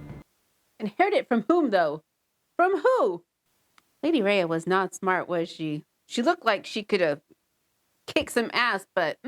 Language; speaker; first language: English; native; English